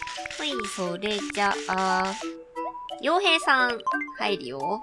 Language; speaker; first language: Japanese; native; Japanese